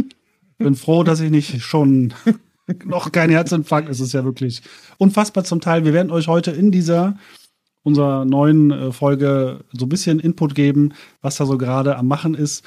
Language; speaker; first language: German; native; German